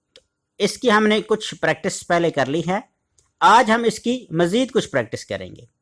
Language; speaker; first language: Urdu; native; Urdu